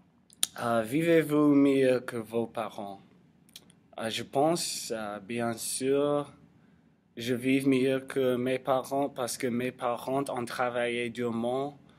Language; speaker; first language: French; non-native, learner; English